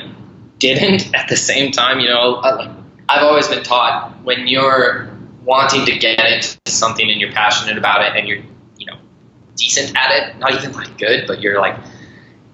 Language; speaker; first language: English; native; English